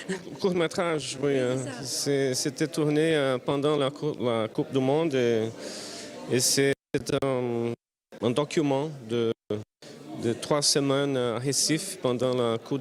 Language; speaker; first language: French; non-native, fluent; Portuguese